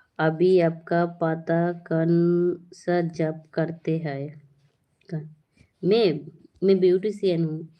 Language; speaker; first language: Hindi; non-native, learner; Bangla